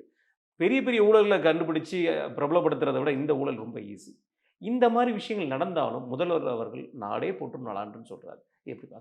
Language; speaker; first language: Tamil; native; Tamil